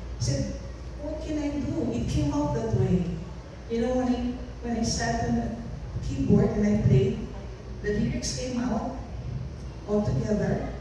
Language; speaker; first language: English; non-native, local second language; Filipino